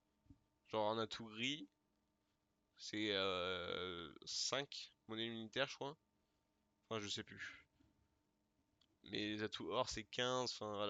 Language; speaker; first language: French; native; French